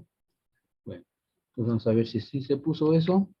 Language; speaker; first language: Spanish; native; Spanish